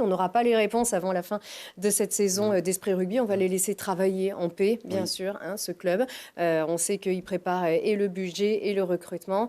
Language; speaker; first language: French; native; French